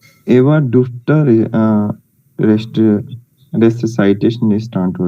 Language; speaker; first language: German; non-native, learner; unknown